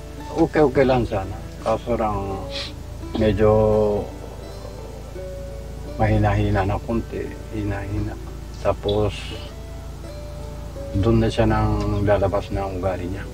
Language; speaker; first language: Filipino; non-native, learner; Japanese